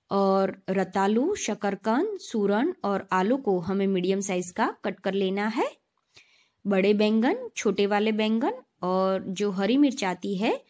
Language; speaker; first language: Hindi; non-native, local second language; Gujarati